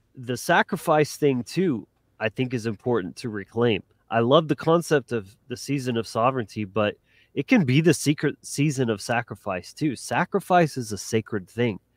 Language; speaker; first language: English; native; English